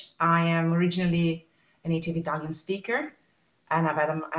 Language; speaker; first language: English; non-native, fluent; Italian